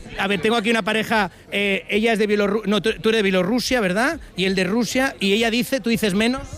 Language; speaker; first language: Spanish; native; Spanish